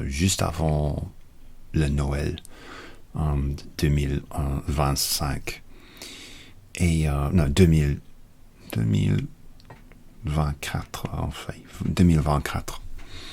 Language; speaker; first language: French; non-native, learner; English